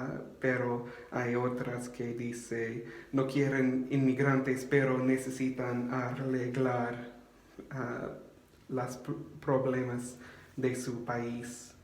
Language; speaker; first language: Spanish; non-native, learner; English